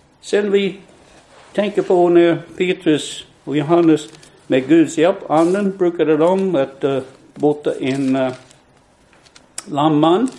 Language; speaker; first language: Swedish; non-native, fluent; English